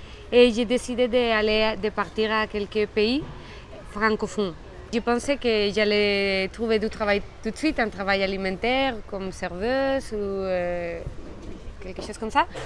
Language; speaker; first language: French; non-native, fluent; Spanish